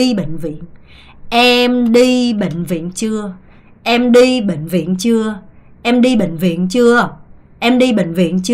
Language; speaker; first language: Vietnamese; non-native, fluent; Korean